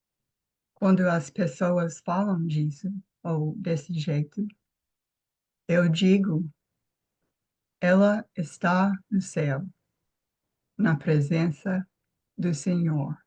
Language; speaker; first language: Portuguese; non-native, fluent; English